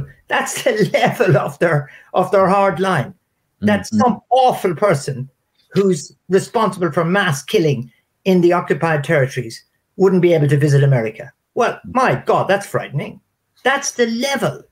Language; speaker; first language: English; native; English